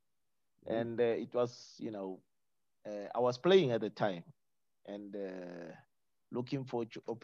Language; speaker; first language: English; non-native, local second language; Northern Sotho